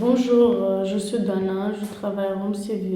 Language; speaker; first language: French; non-native, fluent; Romanian